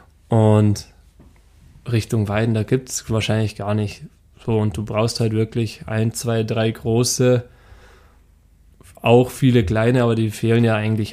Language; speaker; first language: German; native; German